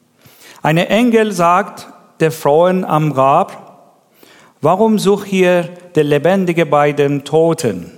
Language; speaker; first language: German; non-native, learner; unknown